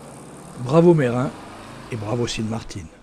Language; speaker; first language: French; native; French